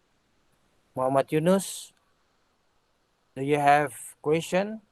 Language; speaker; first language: English; non-native, learner; Indonesian